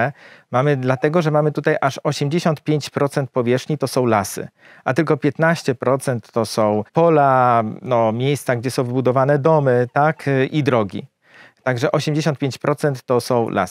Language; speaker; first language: Polish; native; Polish